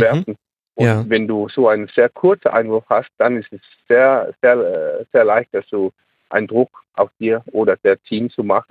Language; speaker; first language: German; non-native, learner; Danish